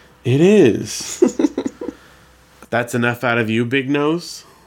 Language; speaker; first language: English; native; English